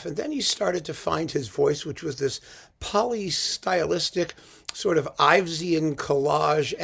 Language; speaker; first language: English; native; English